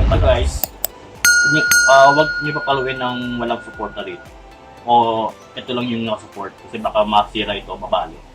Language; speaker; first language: Filipino; native; Filipino